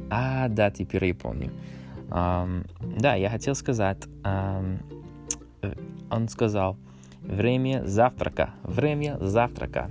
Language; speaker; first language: Russian; non-native, learner; English